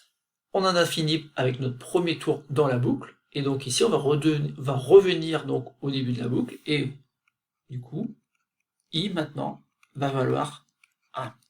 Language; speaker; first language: French; native; French